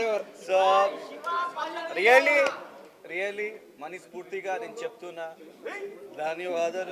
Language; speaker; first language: Telugu; non-native, learner; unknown